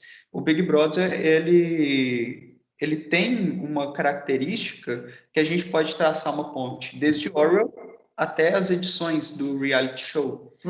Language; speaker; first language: Portuguese; native; Portuguese